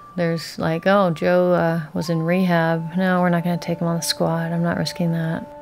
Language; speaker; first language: English; native; English